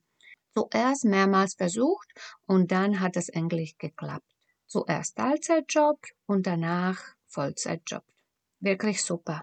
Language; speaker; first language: German; non-native, fluent; Slovak